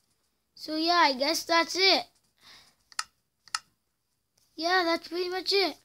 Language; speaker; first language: English; native; English